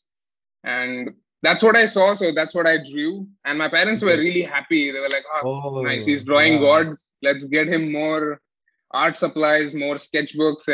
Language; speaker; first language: English; non-native, local second language; Malayalam